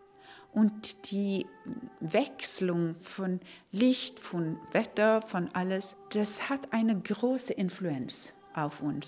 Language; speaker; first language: German; non-native, fluent; Norwegian